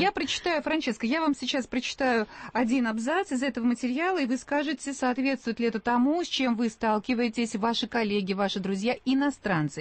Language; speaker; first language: Russian; native; Russian